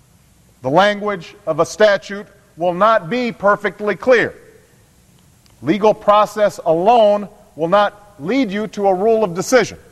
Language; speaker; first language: English; native; English